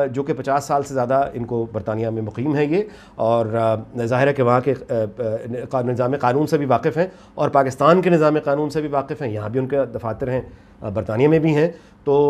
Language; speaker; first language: Urdu; native; Urdu